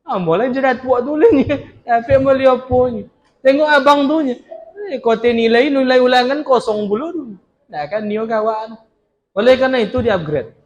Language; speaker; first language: Malay; non-native, local second language; Minangkabau